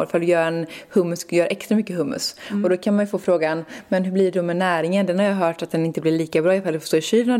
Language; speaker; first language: Swedish; native; Swedish